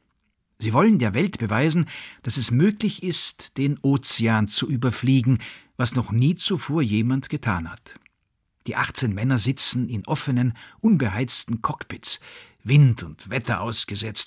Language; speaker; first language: German; native; German